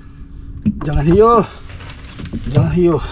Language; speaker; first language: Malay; non-native, learner; Filipino